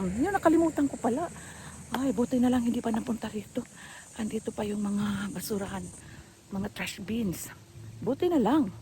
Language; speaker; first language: Filipino; non-native, local second language; Cebuano